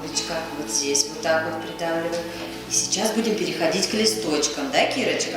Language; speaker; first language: Russian; native; Russian